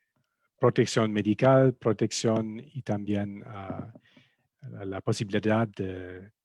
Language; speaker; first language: Spanish; non-native, fluent; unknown